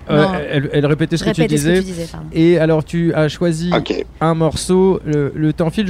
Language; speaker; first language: French; native; French